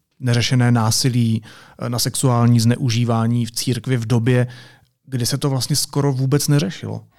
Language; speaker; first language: Czech; native; Czech